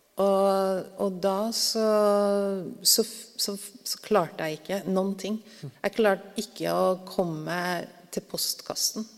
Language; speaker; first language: Norwegian; native; Norwegian